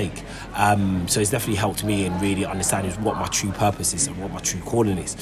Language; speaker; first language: English; native; English